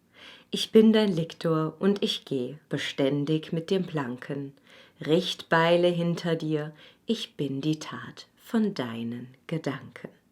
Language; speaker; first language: German; native; German